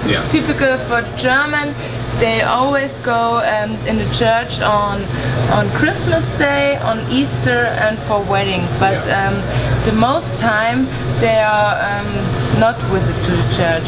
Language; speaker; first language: English; non-native, learner; German